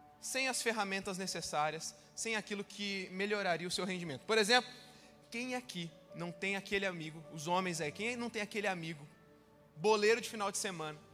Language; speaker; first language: Portuguese; native; Portuguese